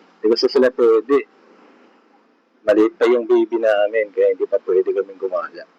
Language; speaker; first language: Filipino; native; Filipino